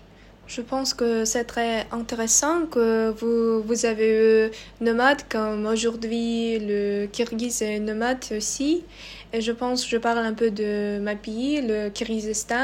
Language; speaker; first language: French; non-native, learner; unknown